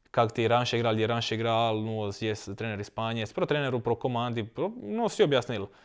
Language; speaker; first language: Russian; non-native, learner; Croatian